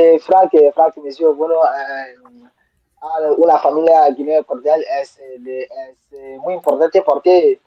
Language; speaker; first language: Spanish; non-native, learner; French